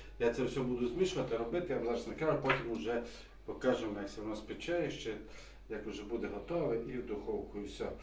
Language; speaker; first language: Ukrainian; native; Ukrainian